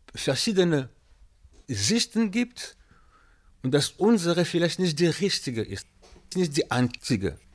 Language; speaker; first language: German; non-native, fluent; French